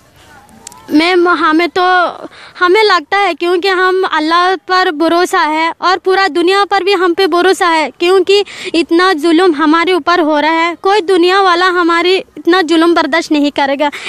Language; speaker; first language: Hindi; non-native, learner; Rohingya